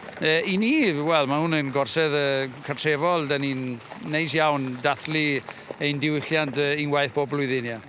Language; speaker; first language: Welsh; native; Welsh